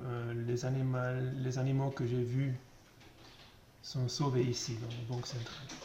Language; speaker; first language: French; non-native, learner; German